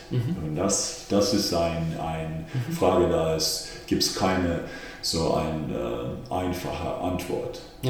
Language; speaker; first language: German; non-native, fluent; Finnish